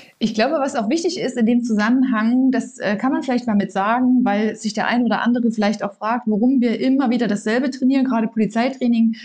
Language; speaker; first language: German; native; German